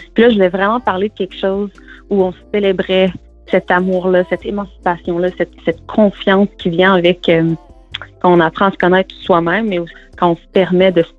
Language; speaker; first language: French; native; French